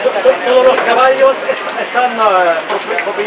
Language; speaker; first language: Spanish; non-native, learner; French